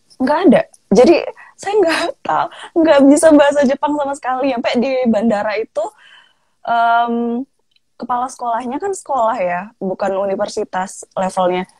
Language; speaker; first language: Indonesian; native; Indonesian